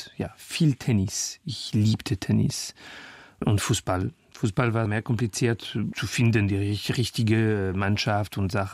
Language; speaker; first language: German; non-native, fluent; French